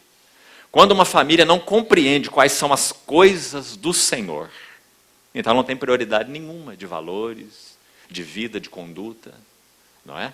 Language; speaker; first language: Portuguese; native; Portuguese